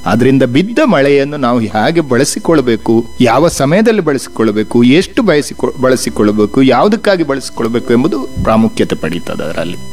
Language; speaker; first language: Kannada; non-native, local second language; Malayalam